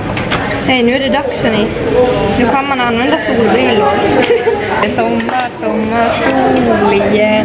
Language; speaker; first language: Swedish; native; Swedish